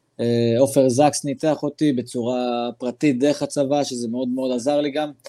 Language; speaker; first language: Hebrew; non-native, local second language; Arabic